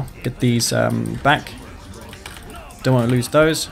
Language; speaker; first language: English; native; English